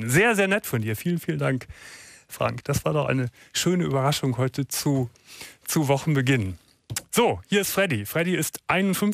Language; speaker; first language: German; native; German